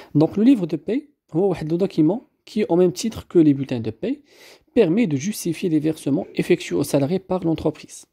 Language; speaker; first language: French; non-native, local second language; Arabic